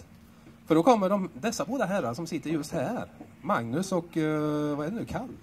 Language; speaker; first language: Swedish; native; Swedish